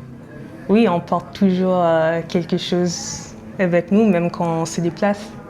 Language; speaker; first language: French; non-native, fluent; English